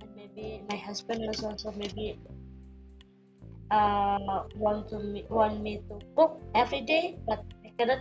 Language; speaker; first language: English; non-native, learner; Indonesian